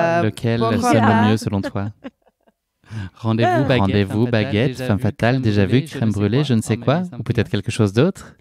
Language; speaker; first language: French; native; French